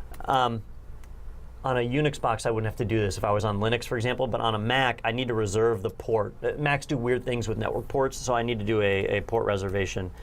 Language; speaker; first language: English; native; English